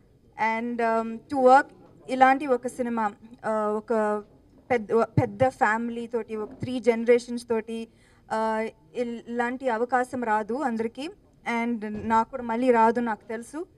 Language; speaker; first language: Telugu; non-native, local second language; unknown